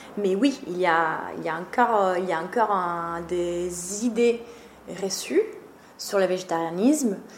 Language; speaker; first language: French; non-native, fluent; Italian